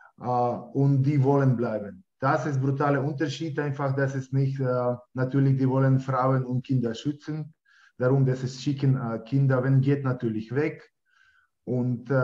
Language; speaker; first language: German; non-native, learner; Ukrainian